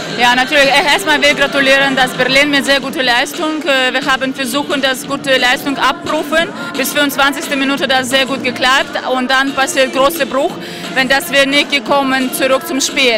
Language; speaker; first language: German; non-native, learner; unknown